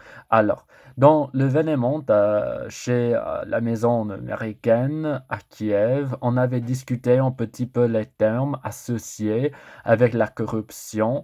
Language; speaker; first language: French; non-native, learner; English